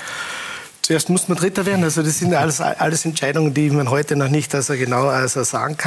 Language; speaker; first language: German; native; German